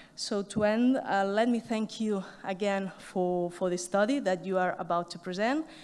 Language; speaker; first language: English; non-native, fluent; Catalan